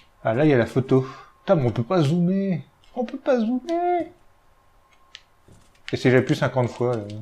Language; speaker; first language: French; native; French